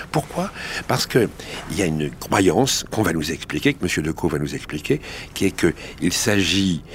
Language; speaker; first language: French; native; French